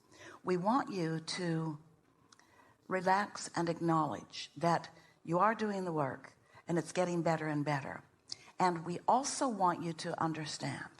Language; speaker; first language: English; native; English